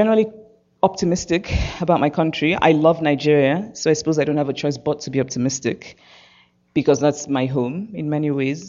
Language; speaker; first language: English; non-native, local second language; Igbo